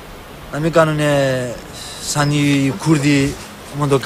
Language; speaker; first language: Greek; early bilingual, heritage; Turkish